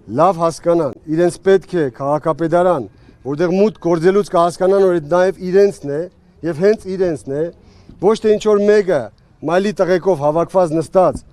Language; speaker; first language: Armenian; native; Armenian